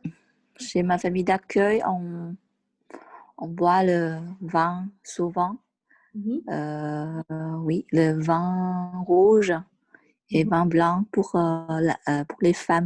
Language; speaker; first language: French; non-native, learner; Vietnamese